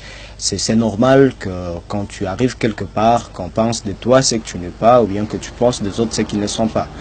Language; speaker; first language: French; non-native, local second language; Swahili